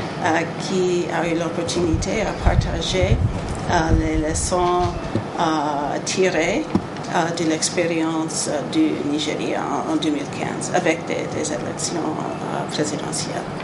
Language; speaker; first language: French; non-native, learner; English